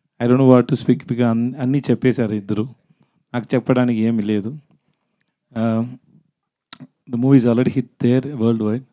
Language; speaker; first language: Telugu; non-native, learner; Tamil